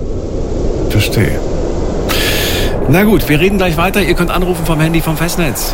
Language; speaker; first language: German; native; German